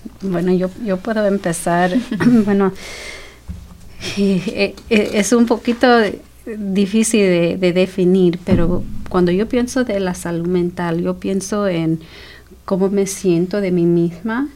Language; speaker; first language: Spanish; early bilingual, heritage; Spanish